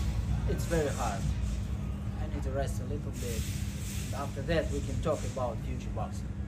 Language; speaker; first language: English; non-native, learner; Ukrainian